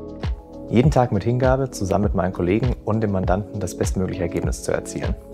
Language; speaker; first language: German; native; German